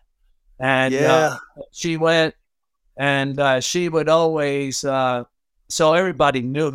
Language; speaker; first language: English; native; English